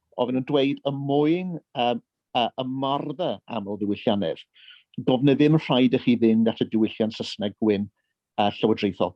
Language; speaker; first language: Welsh; early bilingual, heritage; Welsh